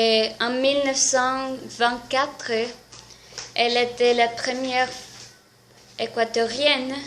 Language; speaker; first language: French; non-native, learner; Spanish